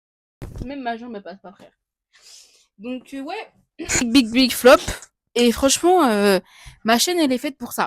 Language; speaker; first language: French; native; French